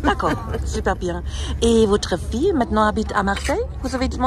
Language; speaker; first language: French; non-native, fluent; German